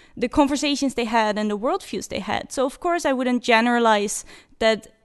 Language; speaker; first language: English; non-native, fluent; Dutch